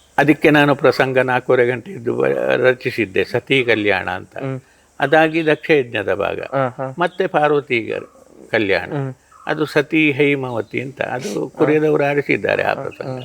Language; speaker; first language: Kannada; native; Kannada